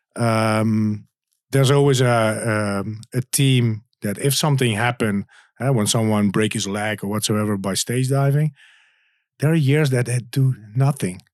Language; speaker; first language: English; non-native, fluent; Dutch